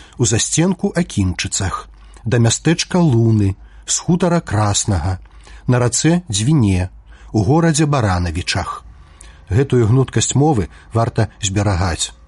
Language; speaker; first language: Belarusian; native; Belarusian